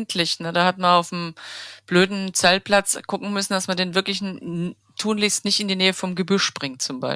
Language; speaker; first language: German; native; German